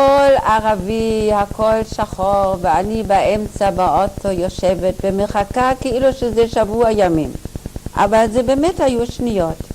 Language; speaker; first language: Hebrew; non-native, fluent; German